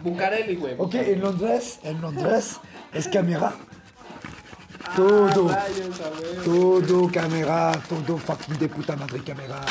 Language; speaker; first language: Spanish; non-native, learner; French